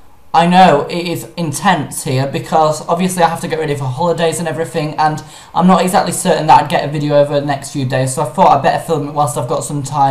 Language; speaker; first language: English; native; English